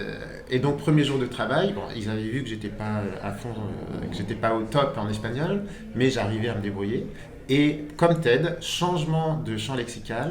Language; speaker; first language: French; native; French